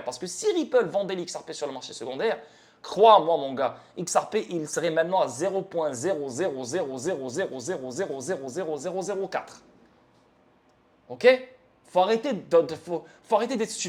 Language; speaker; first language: French; native; French